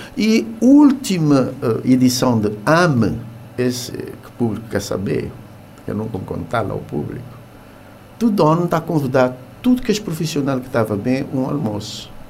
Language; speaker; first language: Portuguese; non-native, local second language; Kabuverdianu